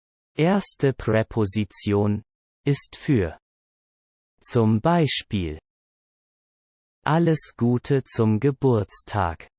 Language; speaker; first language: German; non-native, learner; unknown